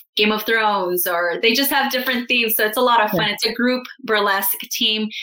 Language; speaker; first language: English; native; English